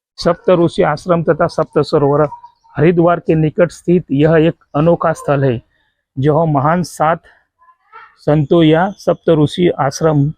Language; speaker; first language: Hindi; non-native, local second language; Gujarati